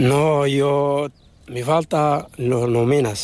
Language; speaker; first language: Spanish; non-native, learner; Arabic